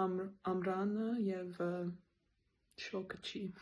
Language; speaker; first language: Armenian; non-native, learner; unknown